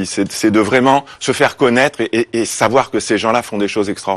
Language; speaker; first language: French; native; French